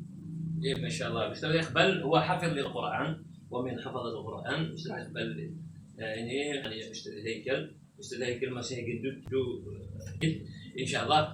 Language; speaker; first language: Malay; non-native, fluent; Arabic